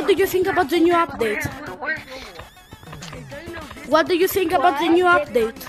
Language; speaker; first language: English; non-native, fluent; Greek